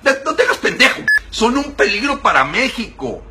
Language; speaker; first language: Spanish; native; Spanish